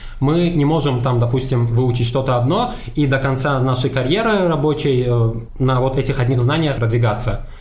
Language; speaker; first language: Russian; non-native, local second language; Tajik